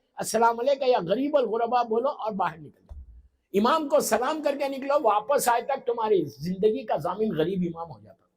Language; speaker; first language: Urdu; native; Urdu